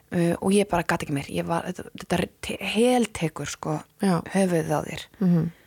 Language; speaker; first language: Icelandic; native; Icelandic